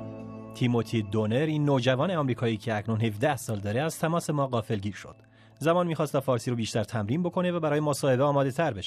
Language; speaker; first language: Persian; native; Persian